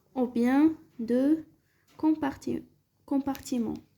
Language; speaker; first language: French; non-native, local second language; Arabic